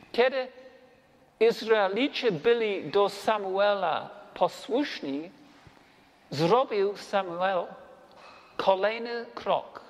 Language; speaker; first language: Polish; non-native, learner; English